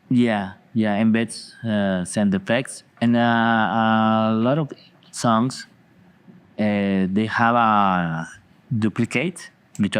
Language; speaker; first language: English; non-native, learner; Spanish